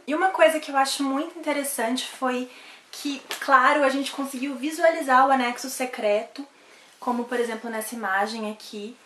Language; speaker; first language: Portuguese; native; Portuguese